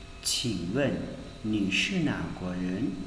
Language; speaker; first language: Chinese; non-native, fluent; Hmong